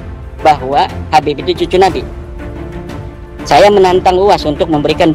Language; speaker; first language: Indonesian; native; Indonesian